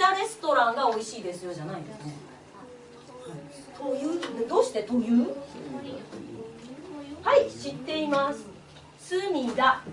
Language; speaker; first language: Japanese; non-native, fluent; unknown